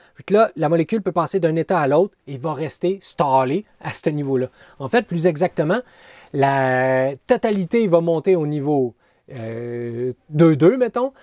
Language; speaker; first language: French; native; French